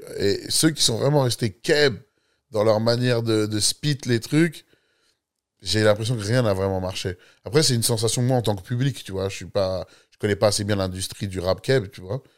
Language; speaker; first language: French; native; French